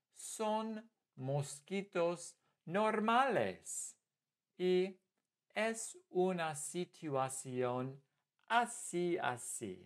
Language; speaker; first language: Spanish; non-native, fluent; English